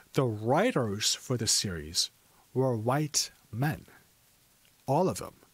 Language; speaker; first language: English; native; English